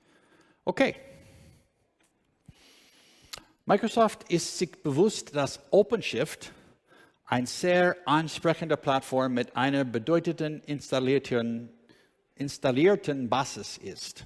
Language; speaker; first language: German; non-native, learner; English